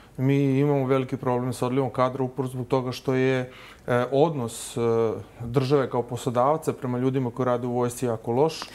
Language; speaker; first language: Serbian; native; Serbian